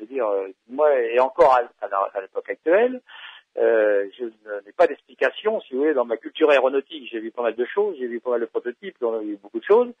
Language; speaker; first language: French; native; French